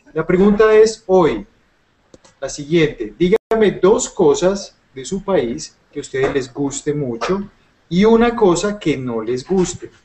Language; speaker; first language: Spanish; native; Spanish